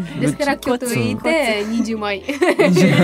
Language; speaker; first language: Japanese; non-native, fluent; Ukrainian